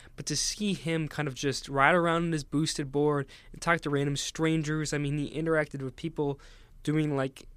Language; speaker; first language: English; native; English